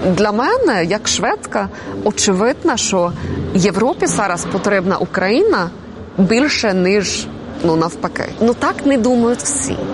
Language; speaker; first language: Ukrainian; non-native, fluent; Swedish